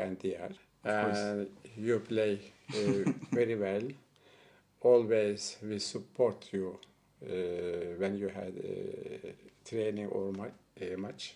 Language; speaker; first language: English; non-native, learner; Turkish